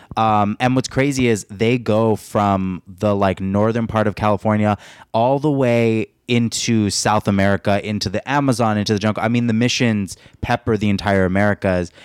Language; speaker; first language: English; native; English